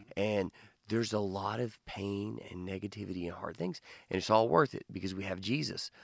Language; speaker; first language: English; native; English